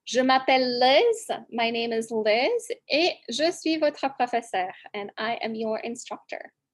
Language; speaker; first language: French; non-native, fluent; English